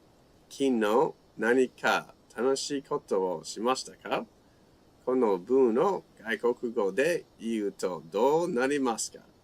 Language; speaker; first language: Japanese; non-native, fluent; English